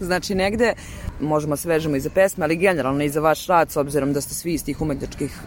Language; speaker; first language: Serbian; native; Serbian